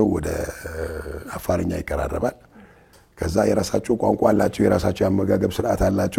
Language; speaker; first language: Amharic; non-native, local second language; Tigrinya